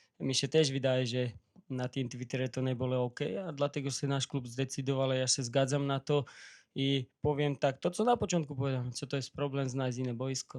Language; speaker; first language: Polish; non-native, learner; Slovak